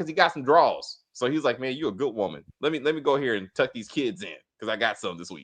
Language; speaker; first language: English; native; English